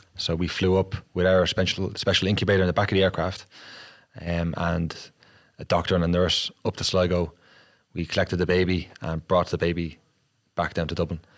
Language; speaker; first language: English; native; English